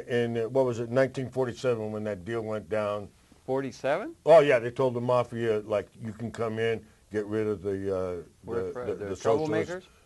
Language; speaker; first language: English; native; English